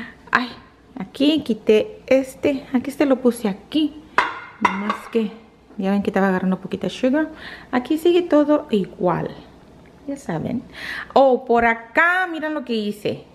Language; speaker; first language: Spanish; early bilingual, heritage; Spanish